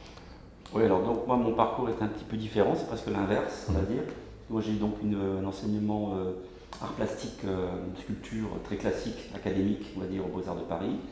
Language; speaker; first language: French; native; French